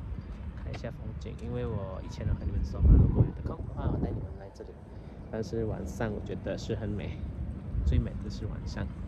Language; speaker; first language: Chinese; early bilingual, heritage; Chinese